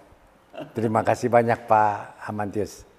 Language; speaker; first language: Indonesian; native; Indonesian